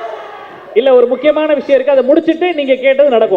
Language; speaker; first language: Tamil; native; Tamil